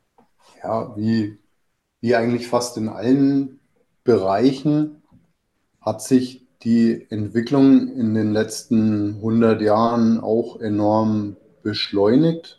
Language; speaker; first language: German; native; German